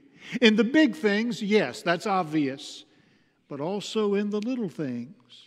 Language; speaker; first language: English; native; English